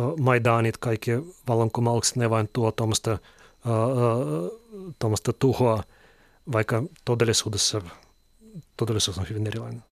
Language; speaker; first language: Finnish; non-native, fluent; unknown